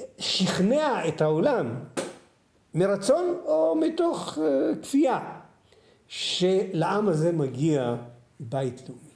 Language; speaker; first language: Hebrew; non-native, local second language; Adyghe